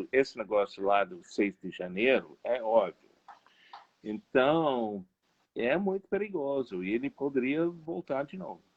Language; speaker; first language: Portuguese; non-native, fluent; English